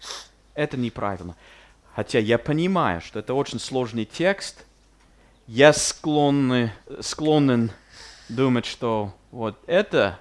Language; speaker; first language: Russian; non-native, fluent; English